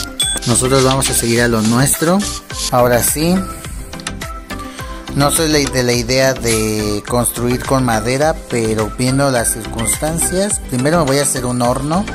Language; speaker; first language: Spanish; native; Spanish